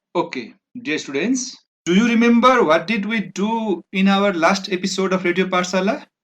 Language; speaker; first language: English; non-native, local second language; Nepali